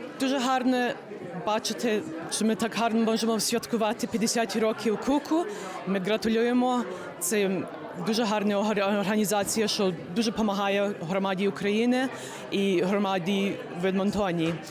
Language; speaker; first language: Ukrainian; early bilingual, heritage; English